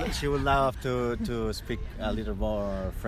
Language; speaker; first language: English; non-native, fluent; Spanish